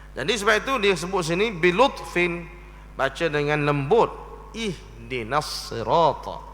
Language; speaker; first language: Malay; native; Malay